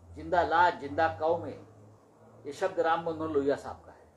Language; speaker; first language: Hindi; non-native, local second language; Marathi